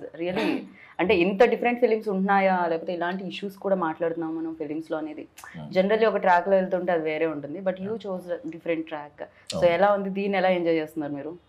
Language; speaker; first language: Telugu; native; Telugu